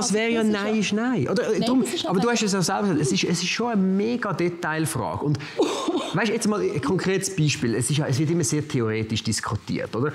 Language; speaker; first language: German; native; German